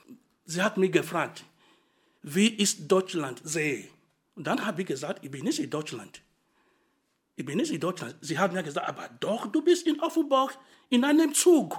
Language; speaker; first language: German; non-native, fluent; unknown